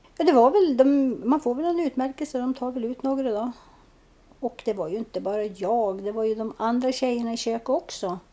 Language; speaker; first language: Swedish; native; Swedish